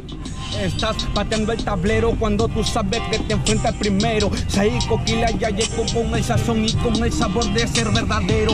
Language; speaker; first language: Spanish; native; Spanish